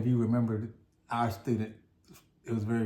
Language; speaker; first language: English; native; English